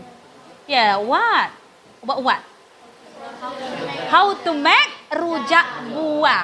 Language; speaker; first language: English; non-native, learner; Indonesian